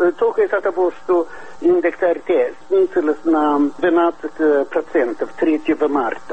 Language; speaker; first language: Russian; non-native, fluent; Swedish